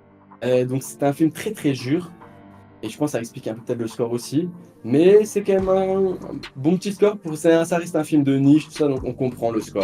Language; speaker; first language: French; native; French